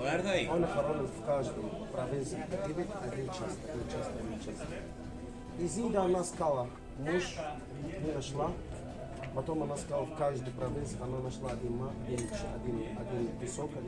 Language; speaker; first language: Russian; non-native, learner; Arabic